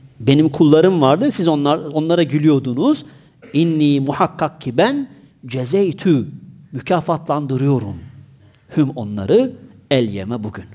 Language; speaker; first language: Turkish; native; Turkish